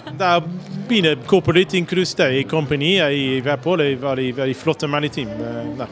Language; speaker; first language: Romanian; non-native, learner; English